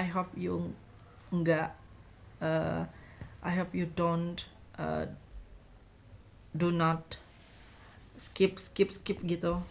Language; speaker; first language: English; non-native, learner; Indonesian